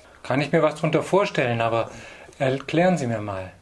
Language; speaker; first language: German; native; German